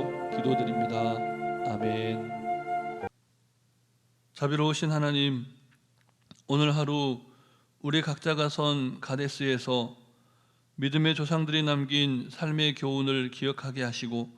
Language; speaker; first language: Korean; native; Korean